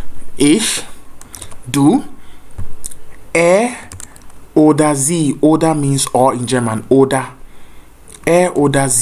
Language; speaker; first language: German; non-native, fluent; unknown